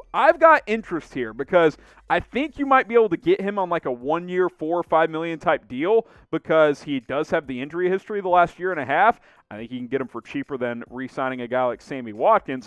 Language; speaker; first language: English; native; English